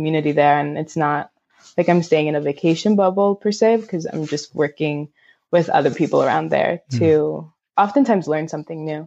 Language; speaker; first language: English; native; English